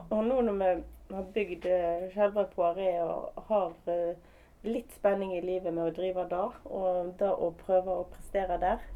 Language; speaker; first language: Norwegian; native; Norwegian